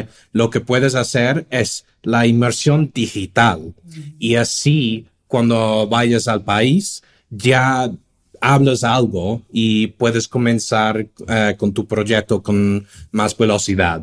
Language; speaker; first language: Spanish; non-native, fluent; English